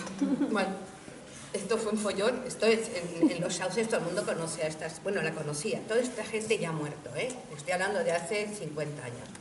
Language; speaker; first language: Spanish; native; Spanish